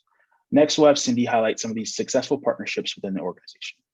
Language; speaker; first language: English; native; English